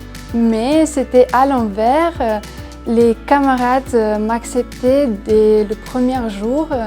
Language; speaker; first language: French; non-native, fluent; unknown